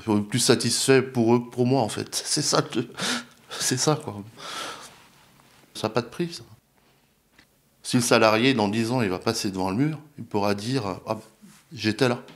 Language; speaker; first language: French; native; French